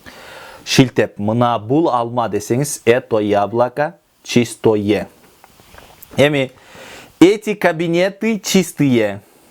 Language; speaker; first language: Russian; non-native, local second language; Kyrgyz